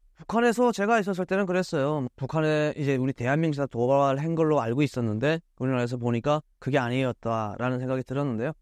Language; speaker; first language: Korean; native; Korean